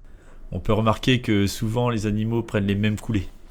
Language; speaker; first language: French; native; French